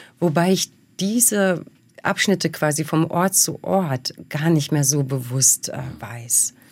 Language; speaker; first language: German; early bilingual, other home language; Bosnian